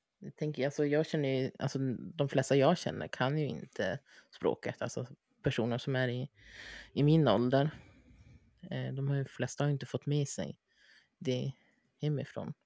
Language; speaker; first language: Swedish; native; Swedish